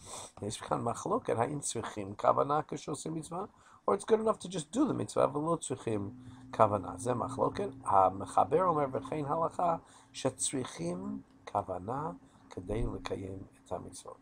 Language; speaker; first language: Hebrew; non-native, fluent; English